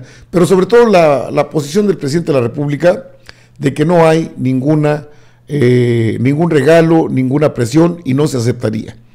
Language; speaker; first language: Spanish; native; Spanish